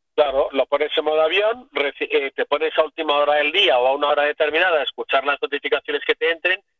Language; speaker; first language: Spanish; native; Spanish